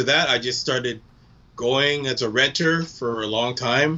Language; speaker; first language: English; native; English